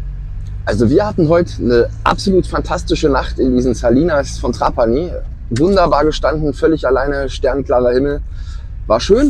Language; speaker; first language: German; native; German